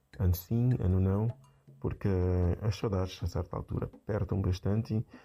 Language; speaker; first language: Portuguese; native; Portuguese